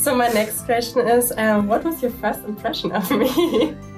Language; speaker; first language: English; non-native, fluent; German